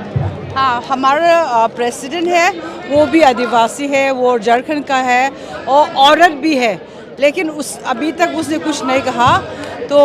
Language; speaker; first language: Hindi; non-native, local second language; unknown